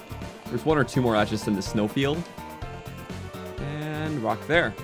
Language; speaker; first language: English; native; English